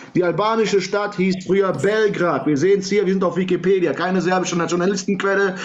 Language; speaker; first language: German; early bilingual, other home language; Serbian